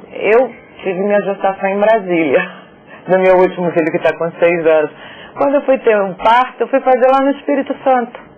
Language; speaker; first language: Portuguese; native; Portuguese